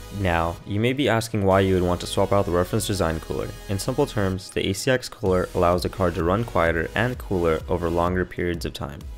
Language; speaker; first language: English; native; English